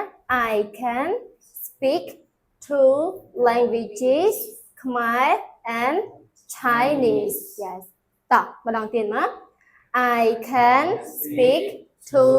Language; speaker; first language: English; non-native, fluent; Khmer